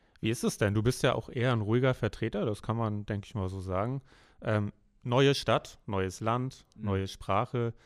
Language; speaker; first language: German; native; German